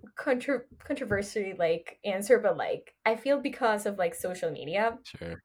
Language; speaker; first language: English; early bilingual, other home language; Spanish